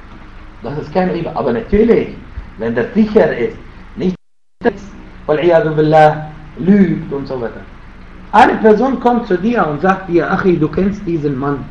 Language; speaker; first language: German; non-native, fluent; Arabic